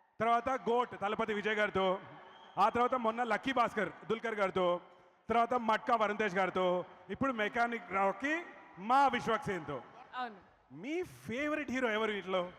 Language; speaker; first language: Telugu; native; Telugu